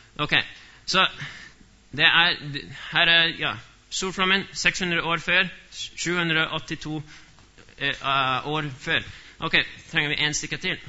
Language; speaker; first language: Norwegian; non-native, fluent; English